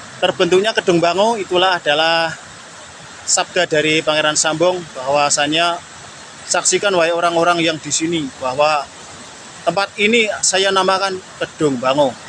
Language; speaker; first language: Indonesian; non-native, local second language; Javanese